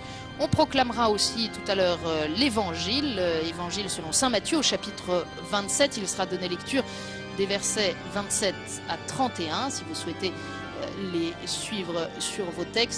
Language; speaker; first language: French; native; French